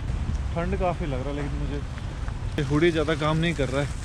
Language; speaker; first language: Hindi; non-native, local second language; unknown